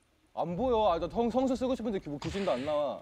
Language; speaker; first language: Korean; native; Korean